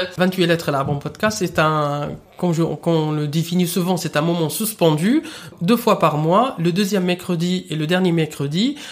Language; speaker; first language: French; non-native, fluent; Arabic